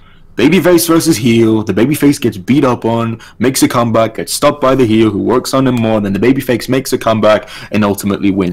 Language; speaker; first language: English; native; English